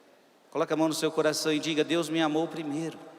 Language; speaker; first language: Portuguese; native; Portuguese